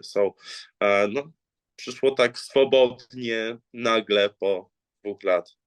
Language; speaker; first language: Polish; early bilingual, heritage; English